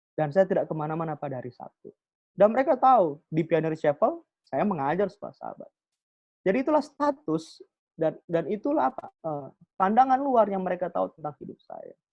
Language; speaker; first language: Indonesian; non-native, local second language; Javanese